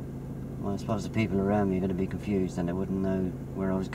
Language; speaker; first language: English; native; English